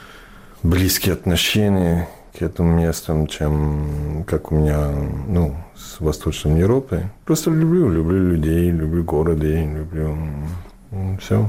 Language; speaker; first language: Russian; non-native, learner; English